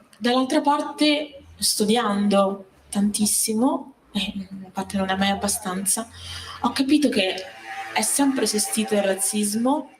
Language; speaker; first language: Italian; native; Italian